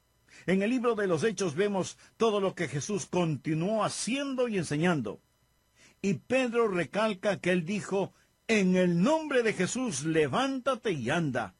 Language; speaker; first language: Spanish; native; Spanish